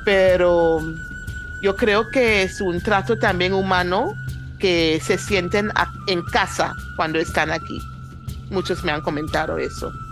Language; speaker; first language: Spanish; non-native, fluent; English